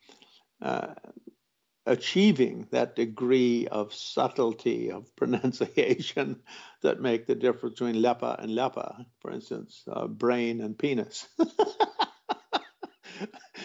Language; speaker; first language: English; native; English